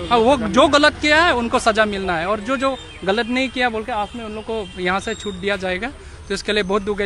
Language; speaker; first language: Hindi; non-native, local second language; Karbi